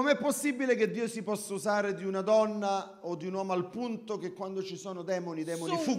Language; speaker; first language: Italian; native; Italian